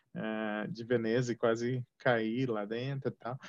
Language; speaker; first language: Portuguese; native; Portuguese